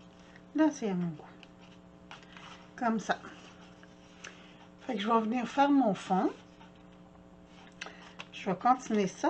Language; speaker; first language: French; native; French